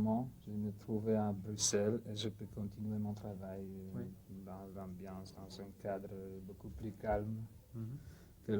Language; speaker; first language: French; non-native, fluent; Polish